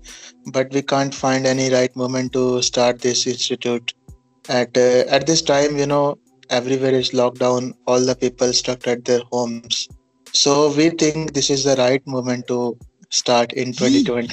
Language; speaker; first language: English; non-native, local second language; Punjabi